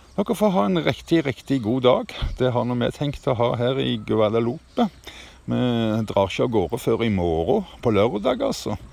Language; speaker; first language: Norwegian; native; Norwegian